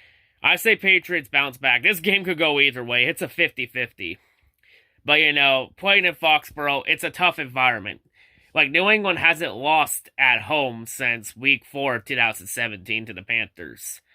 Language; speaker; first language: English; native; English